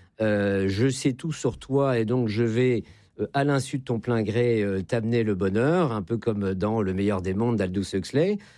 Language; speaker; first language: French; native; French